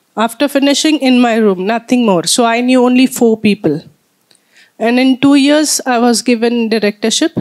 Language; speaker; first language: English; non-native, local second language; Marathi